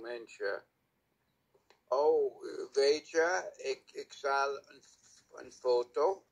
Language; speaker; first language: Dutch; non-native, learner; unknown